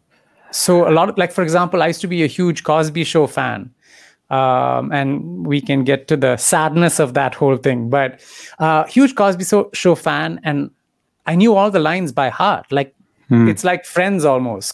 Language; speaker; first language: English; non-native, local second language; Tamil